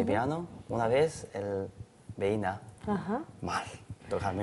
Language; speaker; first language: Spanish; non-native, learner; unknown